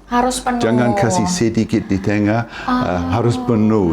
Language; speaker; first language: Indonesian; non-native, fluent; English